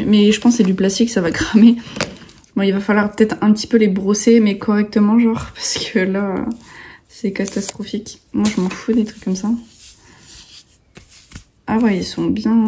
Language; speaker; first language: French; native; French